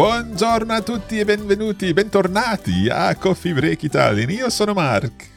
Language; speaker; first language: Italian; non-native, fluent; English